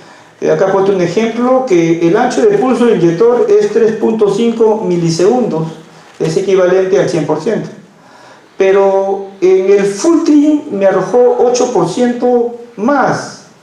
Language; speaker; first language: Spanish; native; Spanish